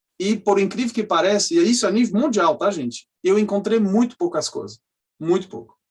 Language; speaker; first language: Portuguese; non-native, fluent; French